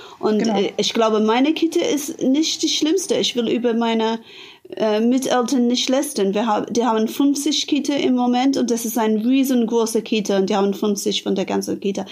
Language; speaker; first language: German; non-native, fluent; English